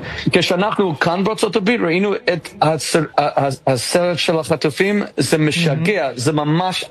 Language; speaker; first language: Hebrew; non-native, fluent; English